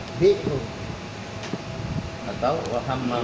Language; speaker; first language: Arabic; non-native, learner; Indonesian